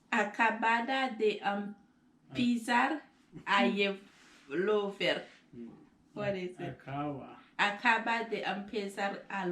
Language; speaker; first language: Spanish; non-native, learner; Haitian Creole